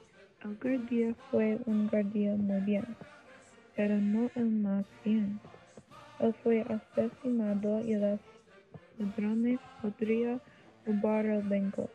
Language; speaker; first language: Spanish; non-native, learner; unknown